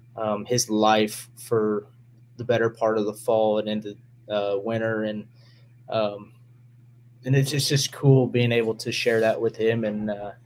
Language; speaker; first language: English; native; English